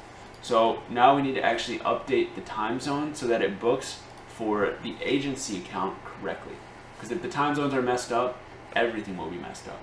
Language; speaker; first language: English; native; English